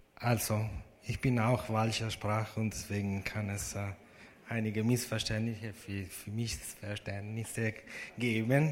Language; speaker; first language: German; non-native, fluent; Italian